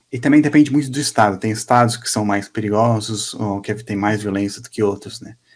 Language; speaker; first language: Portuguese; native; Portuguese